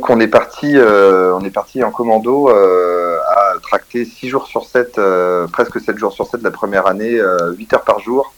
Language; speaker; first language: French; native; French